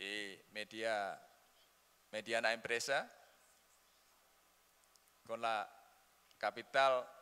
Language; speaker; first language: Spanish; non-native, learner; Indonesian